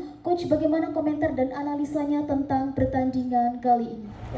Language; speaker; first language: Indonesian; native; Indonesian